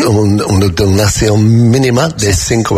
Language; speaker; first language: Spanish; non-native, learner; English